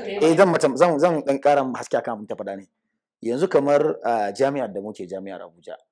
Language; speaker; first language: Hausa; native; Hausa